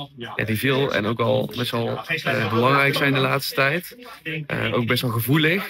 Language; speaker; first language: Dutch; native; Dutch